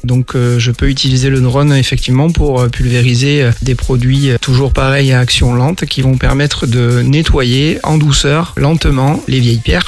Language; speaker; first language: French; native; French